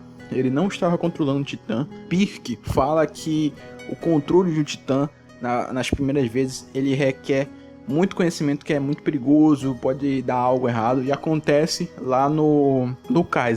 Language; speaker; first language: Portuguese; native; Portuguese